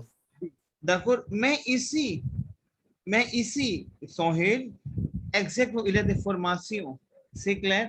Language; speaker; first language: French; non-native, fluent; Hindi